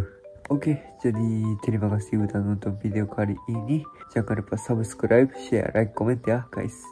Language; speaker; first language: Indonesian; non-native, fluent; Japanese